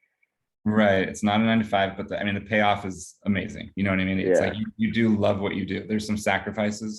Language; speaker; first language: English; native; English